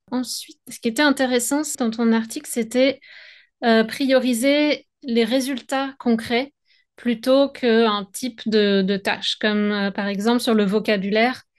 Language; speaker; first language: French; native; French